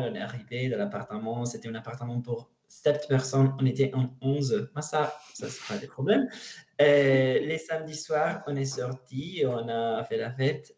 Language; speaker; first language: French; non-native, learner; Italian